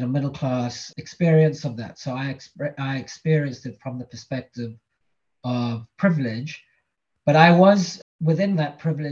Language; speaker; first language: English; native; English